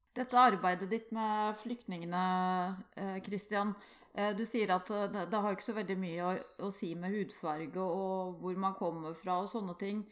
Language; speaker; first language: Norwegian; native; Norwegian